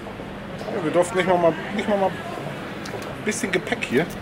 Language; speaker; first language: German; native; German